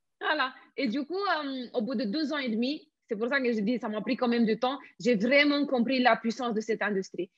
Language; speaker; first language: French; non-native, fluent; Romanian